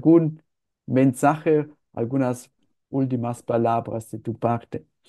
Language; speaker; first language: Spanish; non-native, fluent; German